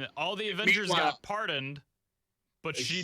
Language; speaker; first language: English; native; English